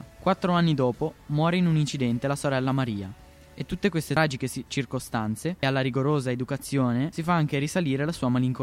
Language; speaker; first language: Italian; native; Italian